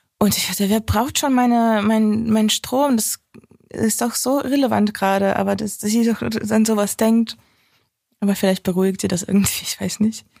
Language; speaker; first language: German; non-native, fluent; Ukrainian